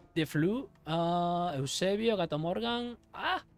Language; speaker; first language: English; non-native, fluent; Spanish